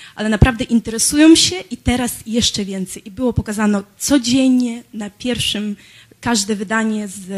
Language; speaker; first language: Polish; non-native, fluent; Ukrainian